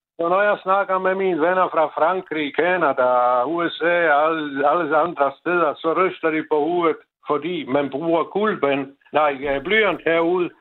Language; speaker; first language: Danish; non-native, fluent; Czech